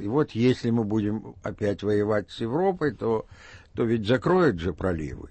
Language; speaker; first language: Russian; native; Russian